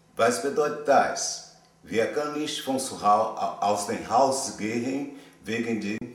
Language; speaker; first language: German; non-native, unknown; Portuguese